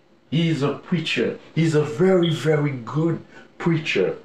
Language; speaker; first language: English; non-native, fluent; Haitian Creole